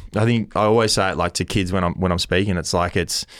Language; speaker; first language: English; native; English